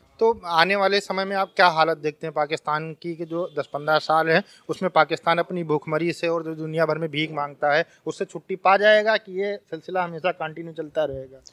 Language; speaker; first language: Hindi; native; Hindi